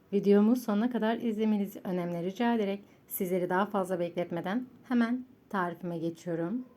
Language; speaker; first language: Turkish; native; Turkish